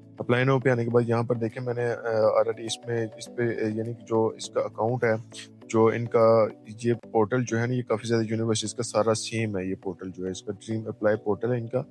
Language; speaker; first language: Urdu; native; Urdu